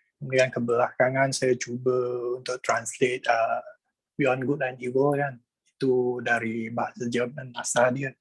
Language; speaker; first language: Malay; non-native, local second language; Chinese